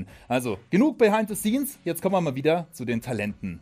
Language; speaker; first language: German; native; German